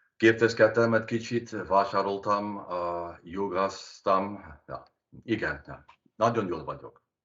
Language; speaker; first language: Hungarian; non-native, learner; Dutch